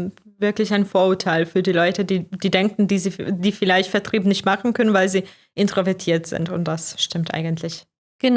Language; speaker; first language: German; non-native, fluent; Croatian